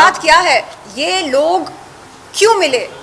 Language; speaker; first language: Hindi; native; Hindi